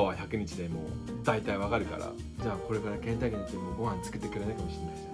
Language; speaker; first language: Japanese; native; Japanese